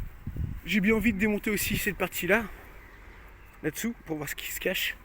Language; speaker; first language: French; native; French